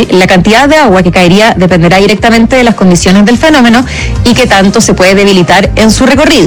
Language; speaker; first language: Spanish; native; Spanish